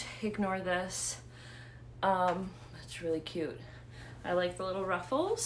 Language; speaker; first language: English; native; English